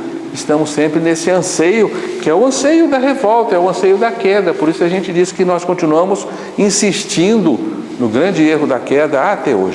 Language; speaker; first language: Portuguese; native; Portuguese